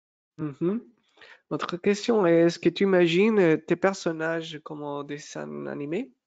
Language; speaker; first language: French; non-native, fluent; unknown